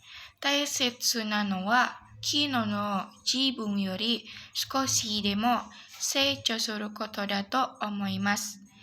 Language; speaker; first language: Japanese; non-native, learner; Indonesian